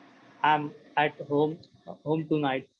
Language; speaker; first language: English; non-native, learner; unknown